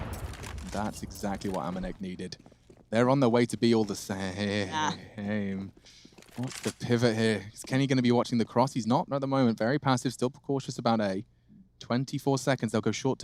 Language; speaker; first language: English; native; English